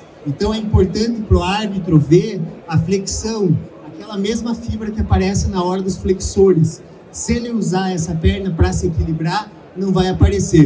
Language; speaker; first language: Portuguese; native; Portuguese